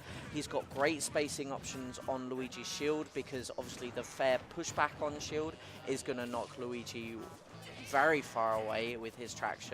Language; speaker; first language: English; native; English